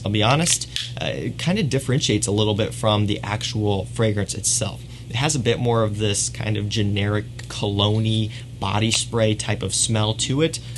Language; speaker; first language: English; native; English